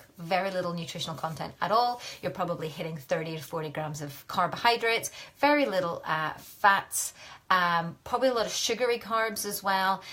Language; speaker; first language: English; native; English